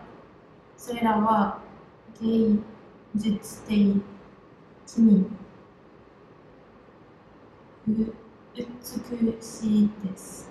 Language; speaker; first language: Japanese; non-native, learner; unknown